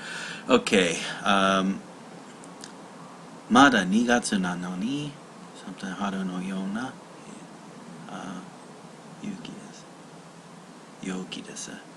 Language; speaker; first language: Japanese; non-native, learner; English